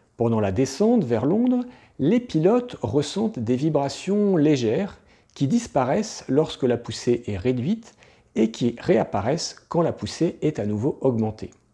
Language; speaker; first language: French; native; French